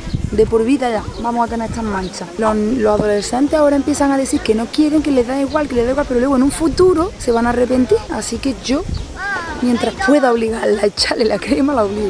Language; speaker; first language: Spanish; native; Spanish